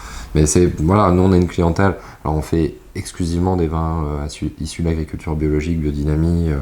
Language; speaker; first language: French; native; French